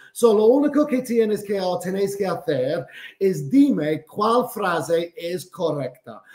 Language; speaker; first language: Spanish; non-native, fluent; English